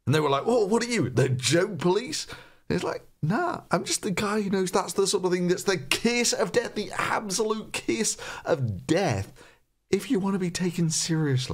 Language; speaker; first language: English; native; English